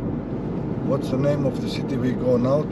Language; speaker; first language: English; non-native, learner; Greek